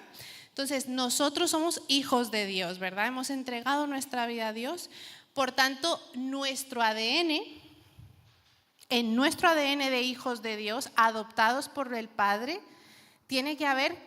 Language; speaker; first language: Spanish; native; Spanish